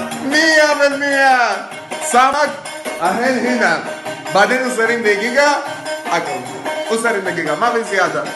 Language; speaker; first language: Arabic; non-native, learner; Greek